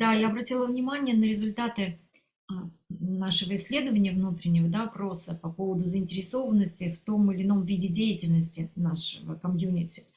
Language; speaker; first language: Russian; native; Russian